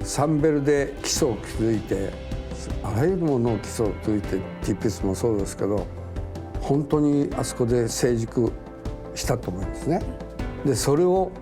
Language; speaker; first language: Japanese; native; Japanese